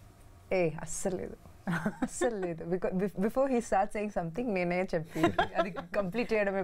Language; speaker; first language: Telugu; non-native, fluent; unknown